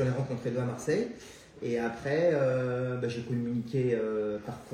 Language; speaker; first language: French; native; French